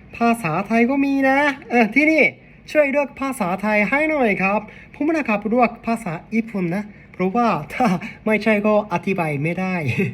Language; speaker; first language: Thai; non-native, learner; Japanese